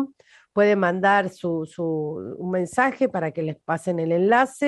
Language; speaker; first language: Spanish; native; Spanish